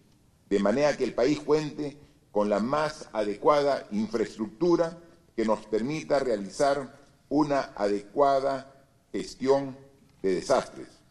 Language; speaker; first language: Spanish; native; Spanish